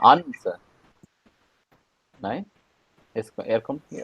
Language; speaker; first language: German; non-native, learner; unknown